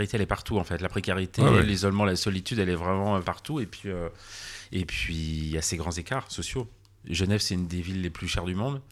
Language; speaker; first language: French; native; French